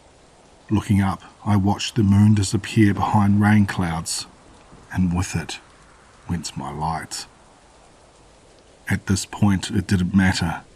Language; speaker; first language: English; native; English